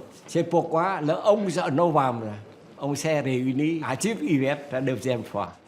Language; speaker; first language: French; non-native, fluent; Vietnamese